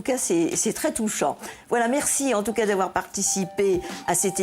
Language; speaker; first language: French; native; French